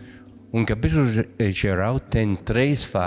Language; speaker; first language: Portuguese; non-native, fluent; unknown